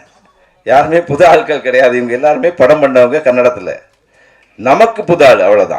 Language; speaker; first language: Tamil; native; Tamil